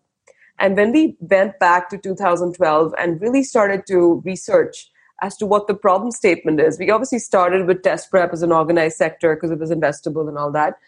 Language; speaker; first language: English; non-native, local second language; Hindi